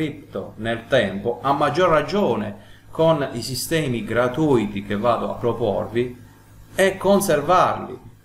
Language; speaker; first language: Italian; native; Italian